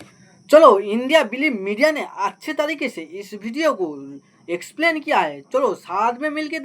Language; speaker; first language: Hindi; native; Hindi